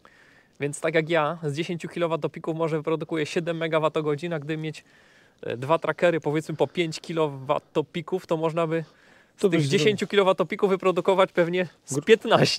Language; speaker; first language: Polish; native; Polish